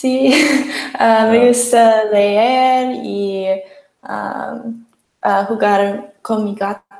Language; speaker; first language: Spanish; non-native, learner; English